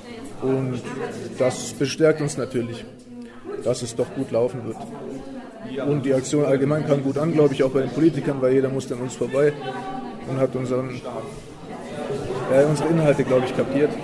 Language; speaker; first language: German; native; German